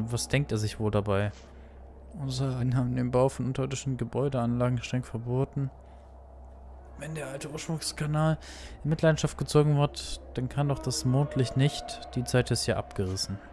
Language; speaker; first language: German; native; German